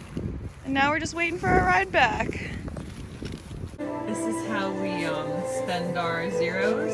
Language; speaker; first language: English; native; English